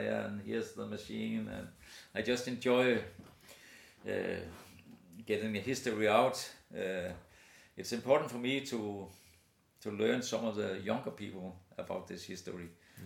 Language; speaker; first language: English; non-native, fluent; Danish